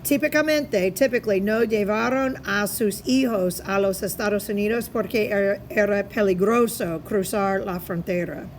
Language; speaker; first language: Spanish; non-native, fluent; English